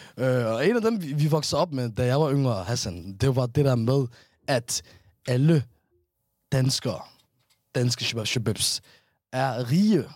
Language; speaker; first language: Danish; early bilingual, other home language; Somali